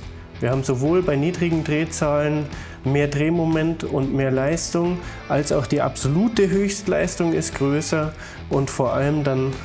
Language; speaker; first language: German; native; German